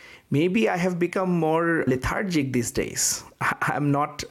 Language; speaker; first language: English; non-native, local second language; Bangla